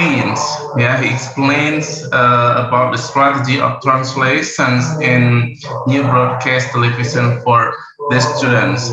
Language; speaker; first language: English; non-native, learner; Indonesian